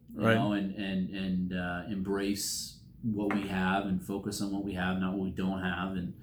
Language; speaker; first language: English; native; English